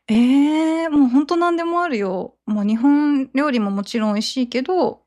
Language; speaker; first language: Japanese; native; Japanese